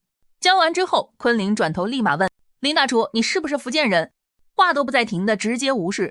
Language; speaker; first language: Chinese; native; Chinese